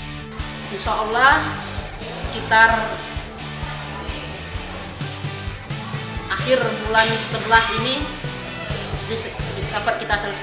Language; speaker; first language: Indonesian; native; Indonesian